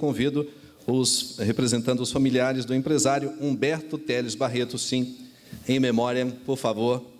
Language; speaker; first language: Portuguese; native; Portuguese